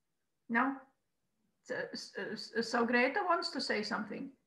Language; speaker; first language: English; non-native, fluent; Croatian